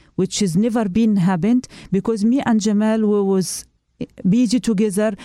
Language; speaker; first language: English; non-native, learner; Arabic